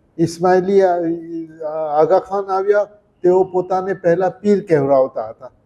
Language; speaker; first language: Gujarati; early bilingual, heritage; Gujarati